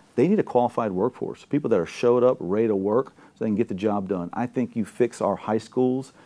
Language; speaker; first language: English; native; English